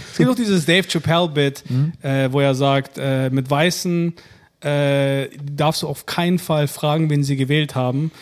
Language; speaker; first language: German; early bilingual, other home language; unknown